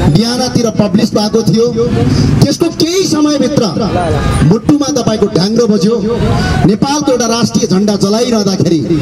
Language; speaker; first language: Nepali; native; Nepali